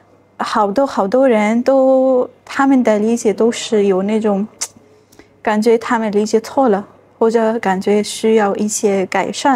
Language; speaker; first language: Chinese; non-native, fluent; Arabic